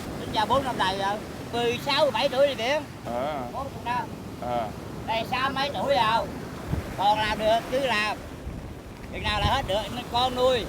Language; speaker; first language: Vietnamese; native; Vietnamese